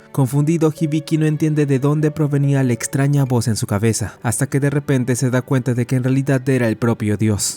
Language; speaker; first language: Spanish; native; Spanish